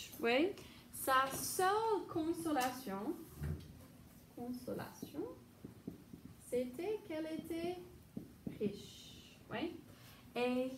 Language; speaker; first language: French; non-native, fluent; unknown